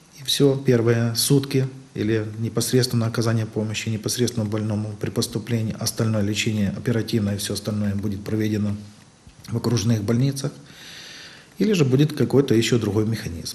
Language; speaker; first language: Russian; native; Russian